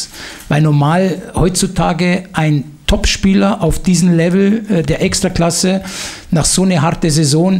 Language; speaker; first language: German; non-native, fluent; Italian